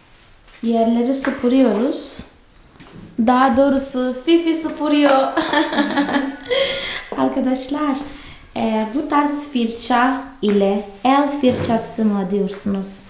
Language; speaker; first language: Turkish; non-native, fluent; Portuguese